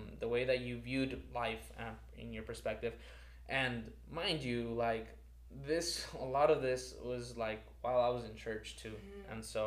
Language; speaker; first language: English; early bilingual, other home language; Spanish